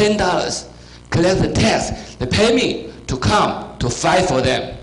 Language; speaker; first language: English; non-native, fluent; Chinese